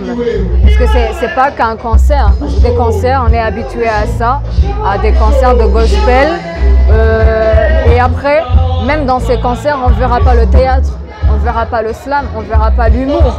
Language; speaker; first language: French; non-native, local second language; Rundi